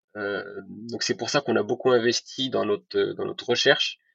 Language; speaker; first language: French; non-native, local second language; Arabic